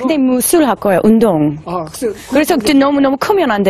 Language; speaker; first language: Korean; early bilingual, heritage; English